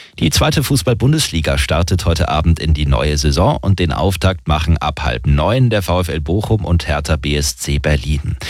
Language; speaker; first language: German; native; German